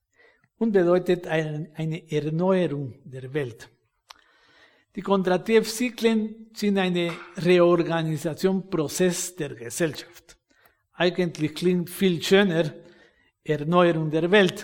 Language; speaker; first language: German; non-native, fluent; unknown